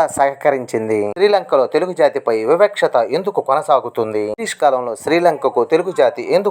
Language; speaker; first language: Telugu; native; Telugu